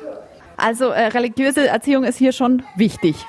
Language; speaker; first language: German; native; German